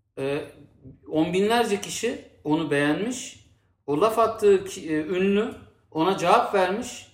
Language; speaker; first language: Turkish; native; Turkish